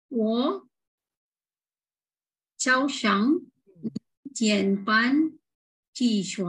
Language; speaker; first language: Chinese; non-native, learner; Malay